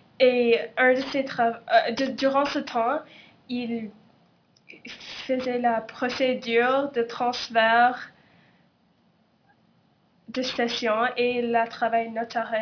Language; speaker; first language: French; non-native, local second language; English